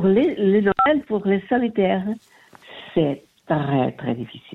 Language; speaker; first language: French; non-native, learner; Portuguese